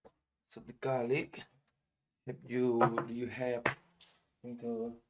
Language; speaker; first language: English; non-native, learner; Thai